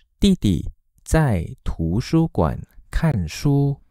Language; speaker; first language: Chinese; non-native, fluent; Malay